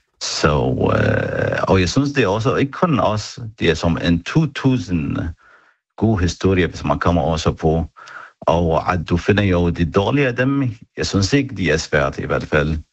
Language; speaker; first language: Danish; non-native, fluent; Arabic